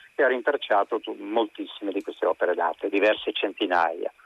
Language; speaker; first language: Italian; native; Italian